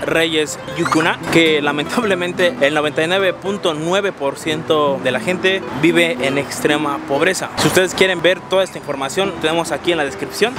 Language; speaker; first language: Spanish; native; Spanish